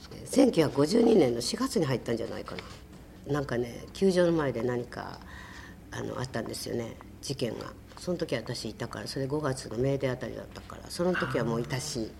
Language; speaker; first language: Japanese; native; Japanese